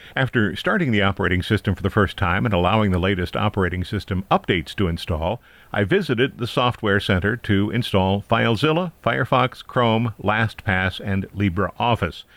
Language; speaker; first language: English; native; English